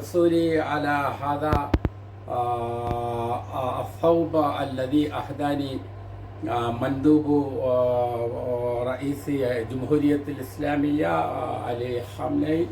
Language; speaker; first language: Arabic; non-native, fluent; Malayalam